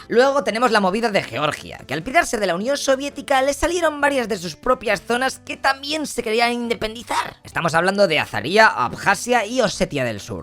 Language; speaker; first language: Spanish; native; Spanish